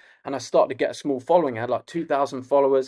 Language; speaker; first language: English; native; English